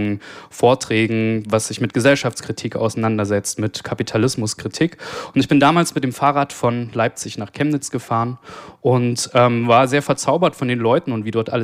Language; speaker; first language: German; native; German